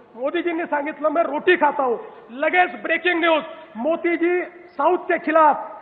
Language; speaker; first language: Hindi; non-native, local second language; Marathi